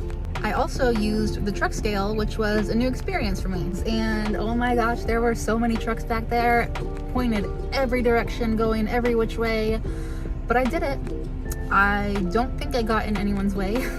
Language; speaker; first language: English; native; English